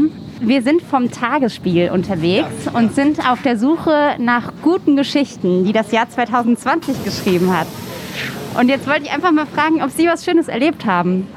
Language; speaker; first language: German; native; German